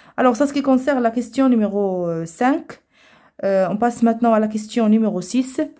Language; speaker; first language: French; non-native, local second language; Arabic